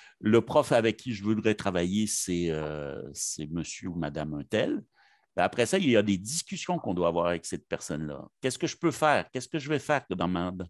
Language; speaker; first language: French; native; French